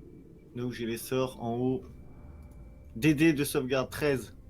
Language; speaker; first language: French; native; French